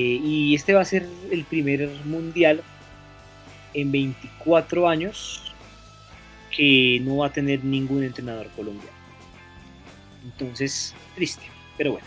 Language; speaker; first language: Spanish; native; Spanish